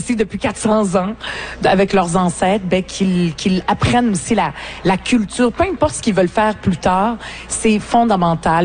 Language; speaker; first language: French; early bilingual, other home language; Arabic